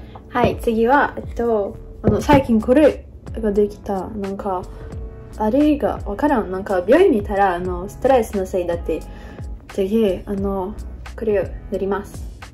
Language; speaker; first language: Japanese; non-native, learner; Portuguese